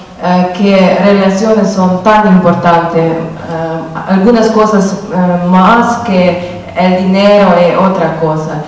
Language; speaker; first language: Spanish; non-native, learner; Slovenian